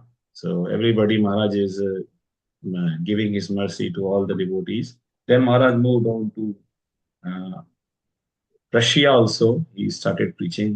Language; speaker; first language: English; non-native, local second language; Hindi